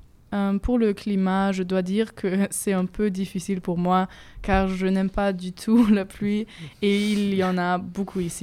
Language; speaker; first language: French; non-native, fluent; German